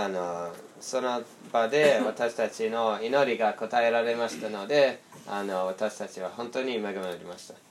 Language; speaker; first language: Japanese; non-native, fluent; English